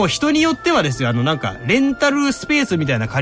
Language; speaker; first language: Japanese; native; Japanese